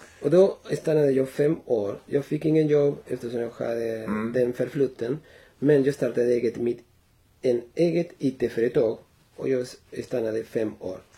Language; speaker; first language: Swedish; non-native, fluent; Spanish